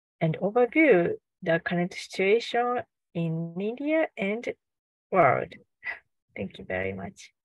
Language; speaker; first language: English; non-native, learner; Japanese